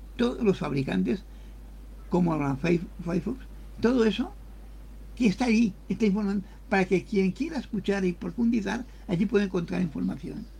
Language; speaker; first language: Spanish; native; Spanish